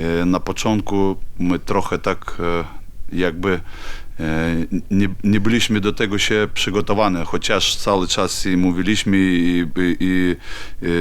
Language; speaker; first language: Polish; non-native, learner; Ukrainian